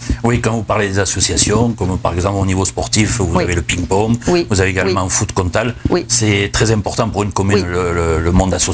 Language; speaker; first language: French; native; French